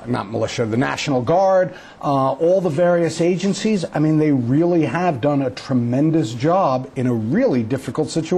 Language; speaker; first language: English; native; English